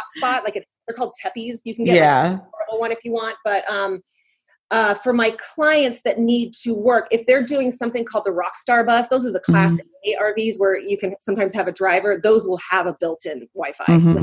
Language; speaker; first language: English; native; English